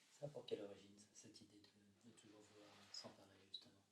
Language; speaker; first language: French; native; French